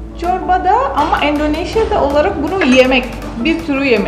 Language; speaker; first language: Turkish; non-native, learner; Indonesian